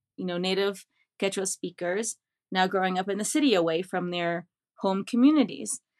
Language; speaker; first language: English; native; English